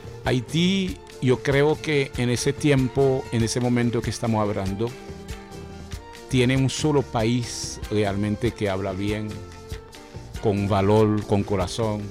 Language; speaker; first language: Spanish; non-native, fluent; Haitian Creole